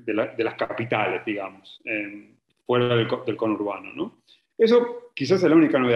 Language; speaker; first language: Spanish; native; Spanish